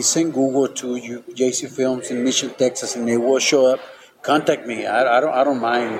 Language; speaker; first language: English; non-native, fluent; Spanish